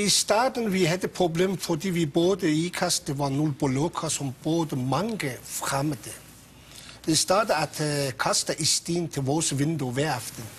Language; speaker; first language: Danish; non-native, local second language; Persian